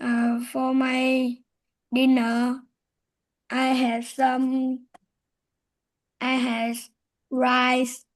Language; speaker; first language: English; non-native, learner; Vietnamese